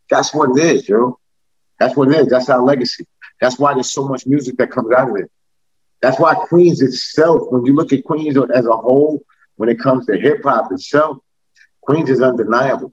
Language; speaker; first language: English; native; English